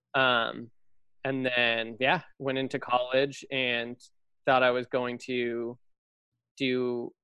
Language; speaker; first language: English; native; English